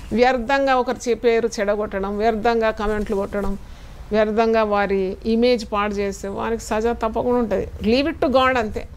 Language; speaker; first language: Telugu; non-native, fluent; Malayalam